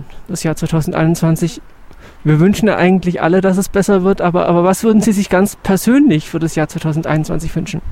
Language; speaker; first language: German; native; German